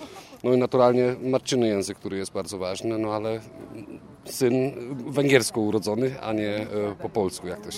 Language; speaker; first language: Polish; early bilingual, heritage; Polish